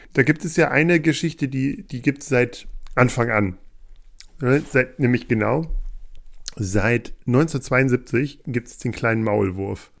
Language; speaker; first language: German; native; German